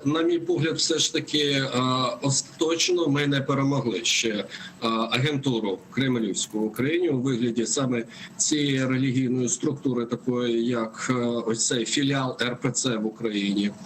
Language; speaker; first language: Ukrainian; native; Ukrainian